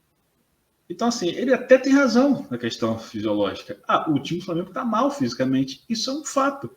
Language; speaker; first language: Portuguese; native; Portuguese